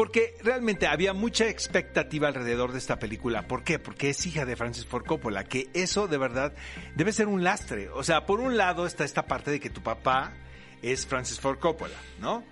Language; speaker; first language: Spanish; native; Spanish